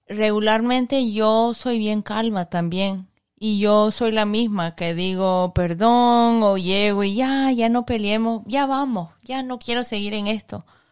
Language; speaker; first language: Spanish; early bilingual, heritage; Spanish